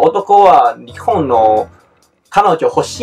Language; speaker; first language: Japanese; non-native, learner; Chinese